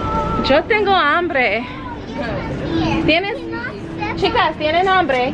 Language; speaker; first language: Spanish; non-native, fluent; English